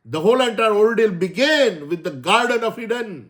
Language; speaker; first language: English; non-native, local second language; Gujarati